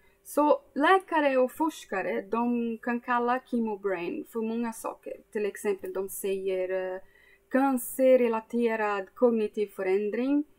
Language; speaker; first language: Swedish; non-native, fluent; Portuguese